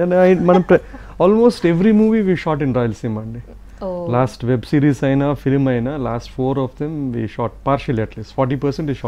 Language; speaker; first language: Telugu; native; Telugu